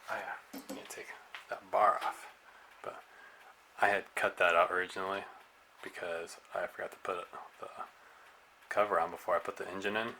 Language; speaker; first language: English; native; English